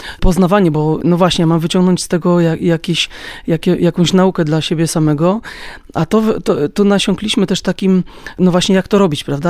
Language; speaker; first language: Polish; native; Polish